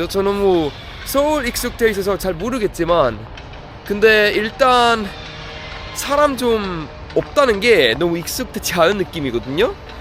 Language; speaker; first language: Korean; native; Korean